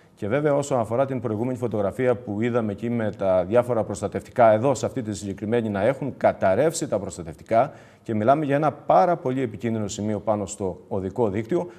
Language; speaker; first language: Greek; native; Greek